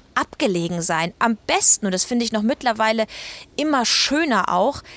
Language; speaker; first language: German; native; German